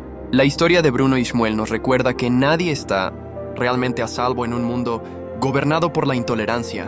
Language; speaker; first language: Spanish; native; Spanish